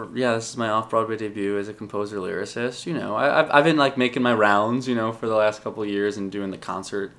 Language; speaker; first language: English; native; English